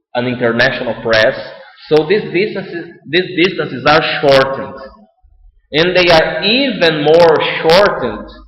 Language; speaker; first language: English; non-native, fluent; Portuguese